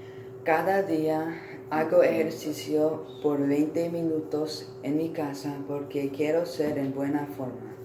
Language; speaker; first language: Spanish; non-native, learner; English